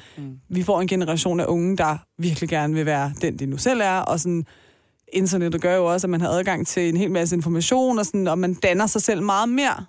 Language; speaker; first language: Danish; early bilingual, other home language; Persian